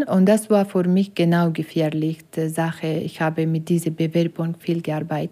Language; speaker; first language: German; non-native, learner; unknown